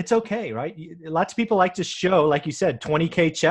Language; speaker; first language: English; native; English